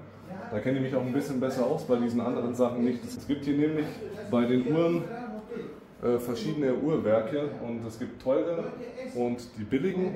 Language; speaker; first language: German; native; German